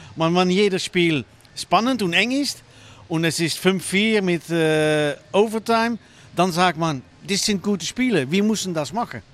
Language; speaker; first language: German; non-native, learner; Dutch